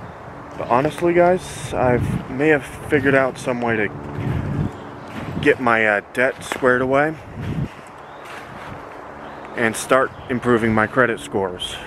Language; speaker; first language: English; native; English